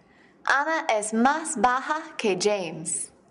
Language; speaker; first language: Spanish; non-native, fluent; English